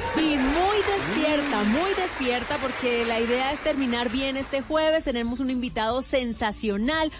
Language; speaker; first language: Spanish; native; Spanish